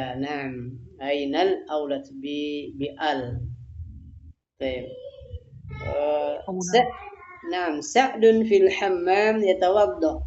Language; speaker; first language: Arabic; non-native, fluent; Indonesian